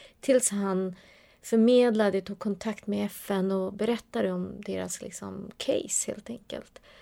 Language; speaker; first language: Swedish; early bilingual, other home language; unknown